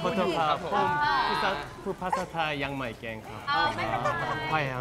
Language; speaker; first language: Thai; non-native, learner; Korean